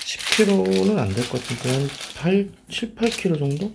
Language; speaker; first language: Korean; native; Korean